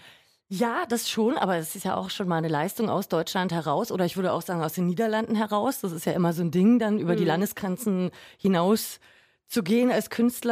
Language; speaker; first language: German; native; German